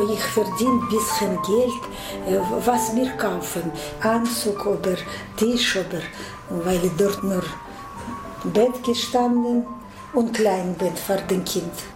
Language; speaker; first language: German; non-native, learner; Russian